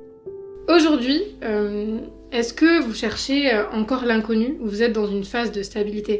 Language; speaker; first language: French; native; French